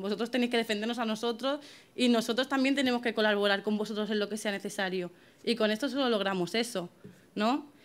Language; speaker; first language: Spanish; native; Spanish